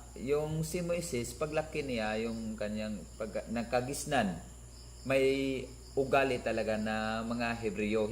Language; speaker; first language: Filipino; non-native, local second language; Cebuano